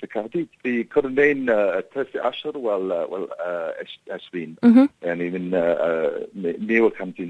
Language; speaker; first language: Arabic; non-native, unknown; English